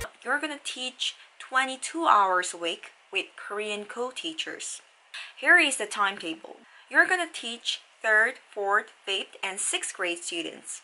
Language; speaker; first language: English; non-native, fluent; Korean